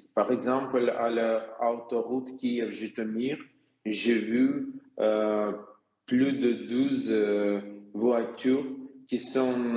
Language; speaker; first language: French; non-native, learner; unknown